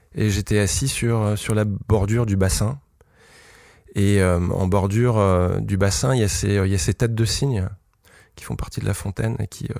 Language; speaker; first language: French; native; French